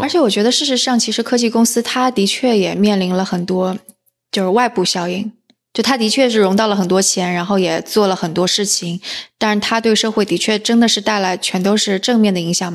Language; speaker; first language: Chinese; native; Chinese